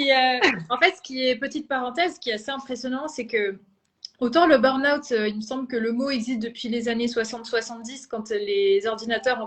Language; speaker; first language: French; native; French